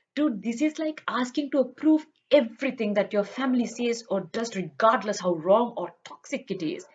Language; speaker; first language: English; non-native, local second language; Sinhala